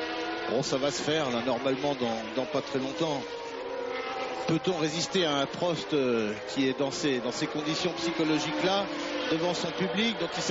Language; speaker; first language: French; native; French